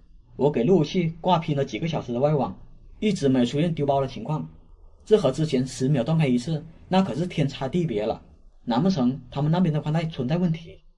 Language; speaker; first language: Chinese; native; Chinese